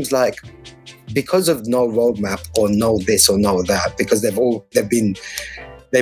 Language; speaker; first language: English; native; English